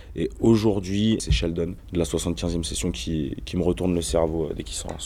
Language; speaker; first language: French; native; French